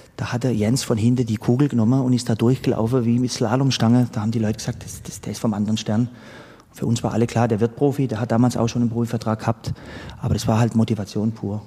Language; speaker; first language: German; early bilingual, other home language; Croatian